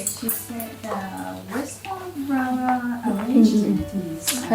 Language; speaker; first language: English; non-native, learner; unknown